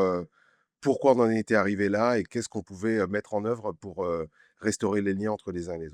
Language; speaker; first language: French; native; French